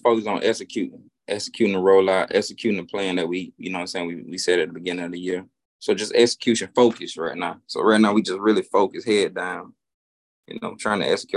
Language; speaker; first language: English; native; English